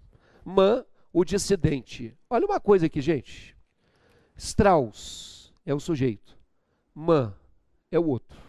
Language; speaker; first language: Portuguese; native; Portuguese